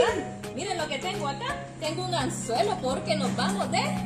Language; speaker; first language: Spanish; native; Spanish